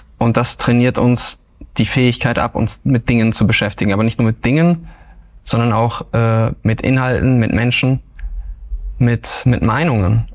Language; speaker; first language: German; native; German